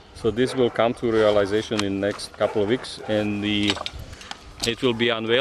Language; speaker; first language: English; non-native, fluent; Slovak